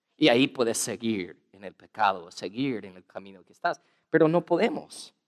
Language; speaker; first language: Spanish; non-native, fluent; English